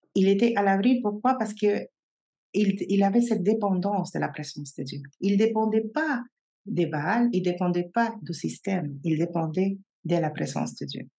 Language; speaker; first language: French; non-native, fluent; Spanish